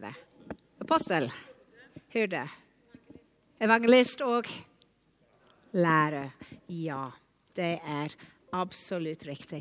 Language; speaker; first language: Norwegian; non-native, fluent; English